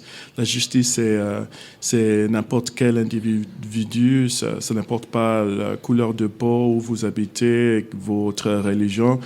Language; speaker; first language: French; non-native, fluent; English